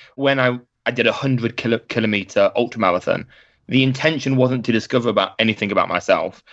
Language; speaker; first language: English; native; English